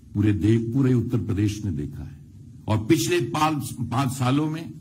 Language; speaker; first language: Hindi; native; Hindi